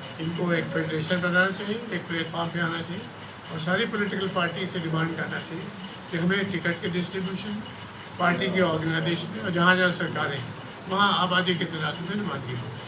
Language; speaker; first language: Hindi; native; Hindi